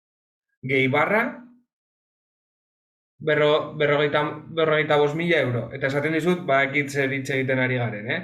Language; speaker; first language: Basque; non-native, local second language; Spanish